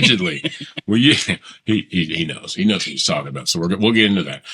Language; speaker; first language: English; native; English